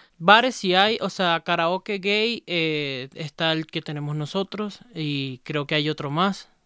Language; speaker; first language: Spanish; native; Spanish